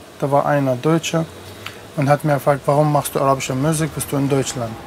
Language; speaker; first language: German; non-native, learner; Arabic